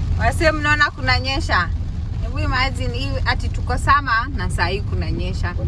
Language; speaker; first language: Swahili; native; Swahili